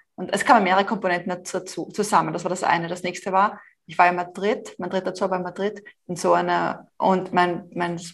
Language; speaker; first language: German; native; German